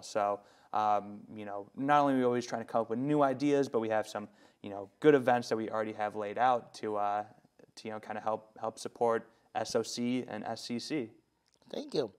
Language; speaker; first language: English; native; English